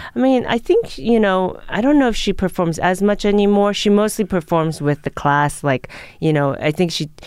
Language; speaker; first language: English; early bilingual, other home language; Japanese